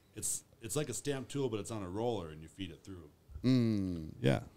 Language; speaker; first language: English; native; English